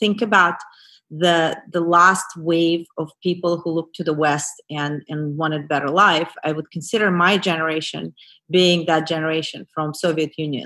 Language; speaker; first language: English; non-native, fluent; Azerbaijani